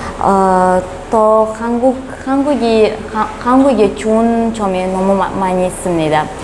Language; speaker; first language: Korean; non-native, learner; Uzbek